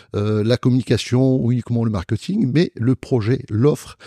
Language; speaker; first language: French; non-native, local second language; Arabic